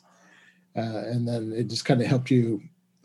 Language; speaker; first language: English; native; English